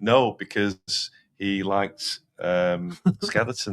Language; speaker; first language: English; native; English